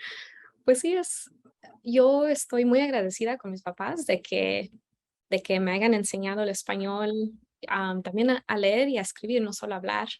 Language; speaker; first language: Spanish; early bilingual, heritage; Spanish